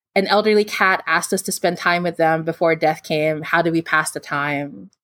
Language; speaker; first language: English; non-native, local second language; Filipino